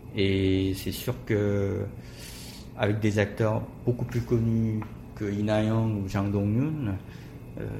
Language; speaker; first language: French; non-native, fluent; Korean